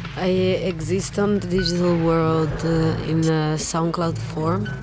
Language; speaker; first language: English; non-native, fluent; Italian